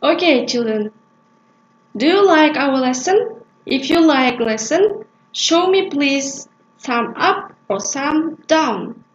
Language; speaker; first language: English; non-native, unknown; Kazakh